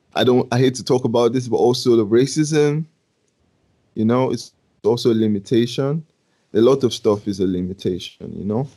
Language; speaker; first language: English; non-native, local second language; Yoruba